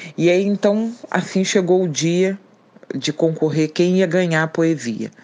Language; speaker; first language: Portuguese; native; Portuguese